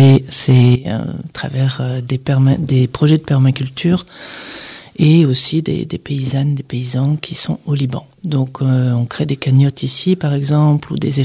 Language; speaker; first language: French; non-native, local second language; Arabic